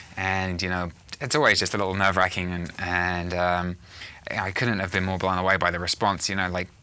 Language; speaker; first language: English; native; English